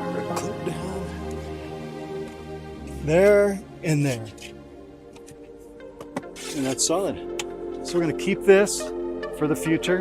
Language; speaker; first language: English; native; English